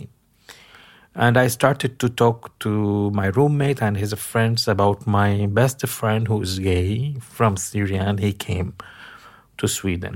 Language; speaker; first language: English; non-native, fluent; Arabic